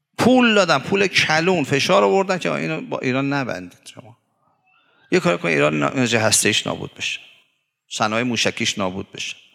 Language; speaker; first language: Persian; native; Persian